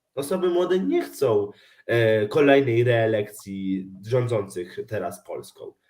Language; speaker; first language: Polish; native; Polish